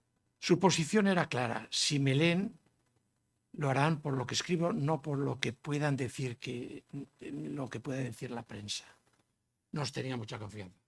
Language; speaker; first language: Spanish; native; Spanish